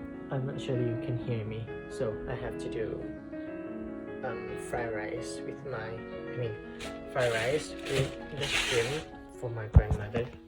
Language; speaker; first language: English; non-native, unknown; Thai